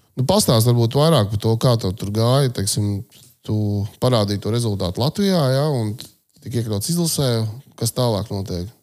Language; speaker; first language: Latvian; native; Latvian